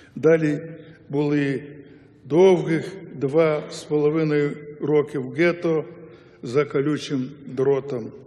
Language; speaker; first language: Ukrainian; non-native, local second language; Yiddish